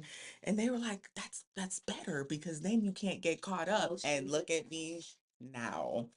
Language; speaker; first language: English; native; English